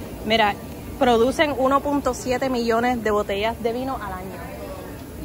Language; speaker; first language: Spanish; early bilingual, heritage; Spanish